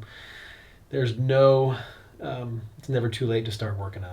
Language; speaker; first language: English; native; English